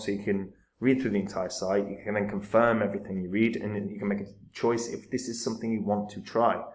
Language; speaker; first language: English; native; English